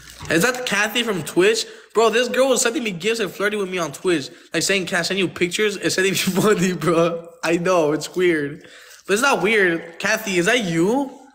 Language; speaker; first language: English; early bilingual, other home language; Spanish